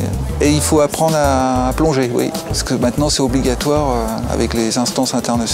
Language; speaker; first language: French; native; French